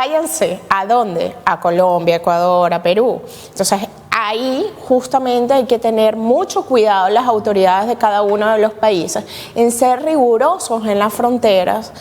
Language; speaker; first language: Spanish; native; Spanish